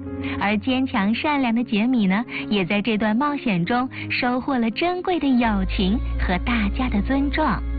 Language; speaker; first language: Chinese; native; Chinese